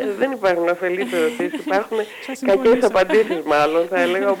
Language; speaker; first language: Greek; native; Greek